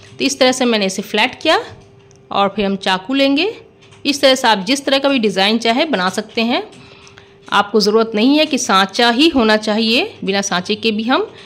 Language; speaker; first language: Hindi; native; Hindi